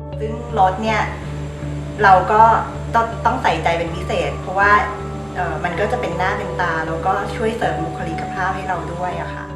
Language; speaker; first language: Thai; native; Thai